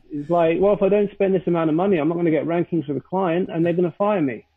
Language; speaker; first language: English; native; English